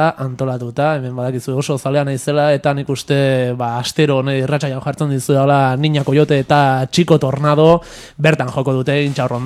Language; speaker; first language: Basque; native; Basque